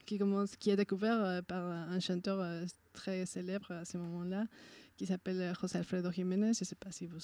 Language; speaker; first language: French; non-native, fluent; Spanish